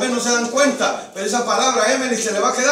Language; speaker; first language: Spanish; native; Spanish